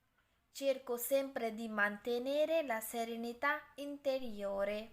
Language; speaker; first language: Italian; non-native, fluent; Urdu